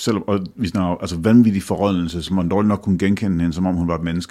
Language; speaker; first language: Danish; native; Danish